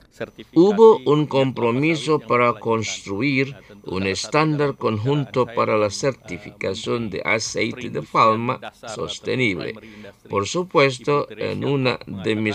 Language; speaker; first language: Spanish; non-native, fluent; Indonesian